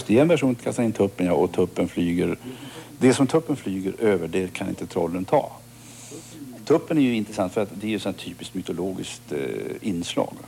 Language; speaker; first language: Swedish; native; Swedish